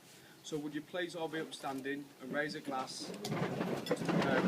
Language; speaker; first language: English; native; English